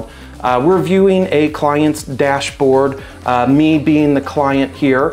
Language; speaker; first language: English; native; English